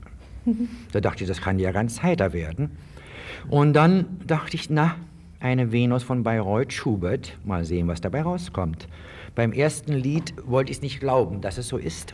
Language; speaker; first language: German; native; German